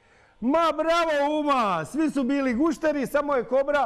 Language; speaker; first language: Bosnian; native; Bosnian